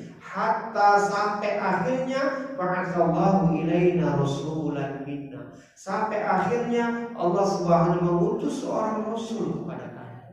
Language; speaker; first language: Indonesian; non-native, local second language; Batak Toba